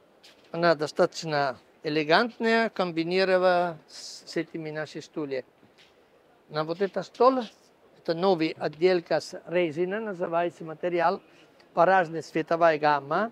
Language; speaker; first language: Russian; non-native, fluent; Italian